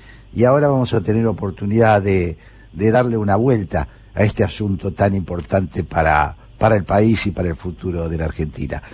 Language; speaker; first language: Spanish; native; Spanish